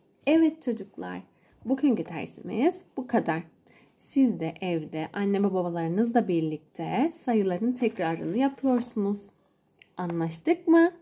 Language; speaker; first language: Turkish; native; Turkish